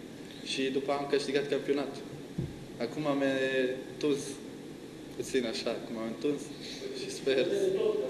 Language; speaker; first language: Romanian; non-native, learner; Bosnian